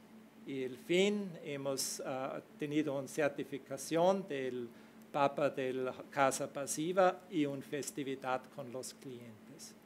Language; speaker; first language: Spanish; non-native, fluent; German